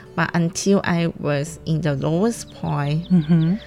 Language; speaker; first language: English; non-native, local second language; Chinese